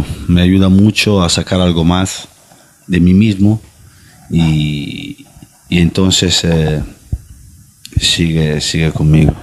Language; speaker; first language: Spanish; non-native, fluent; Italian